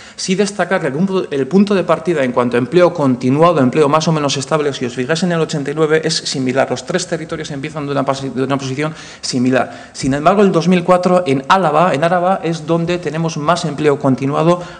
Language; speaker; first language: Spanish; native; Spanish